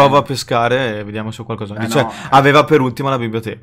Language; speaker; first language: Italian; native; Italian